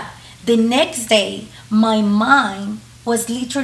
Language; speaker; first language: English; non-native, fluent; Spanish